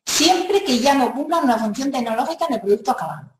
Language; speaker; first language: Spanish; non-native, local second language; Catalan